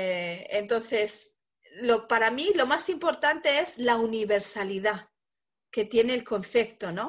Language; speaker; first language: Spanish; native; Spanish